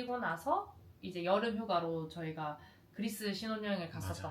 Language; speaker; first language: Korean; native; Korean